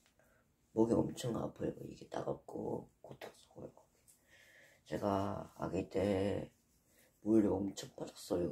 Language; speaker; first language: Korean; non-native, learner; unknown